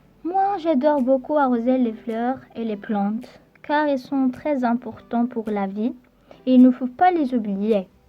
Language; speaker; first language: French; non-native, local second language; Arabic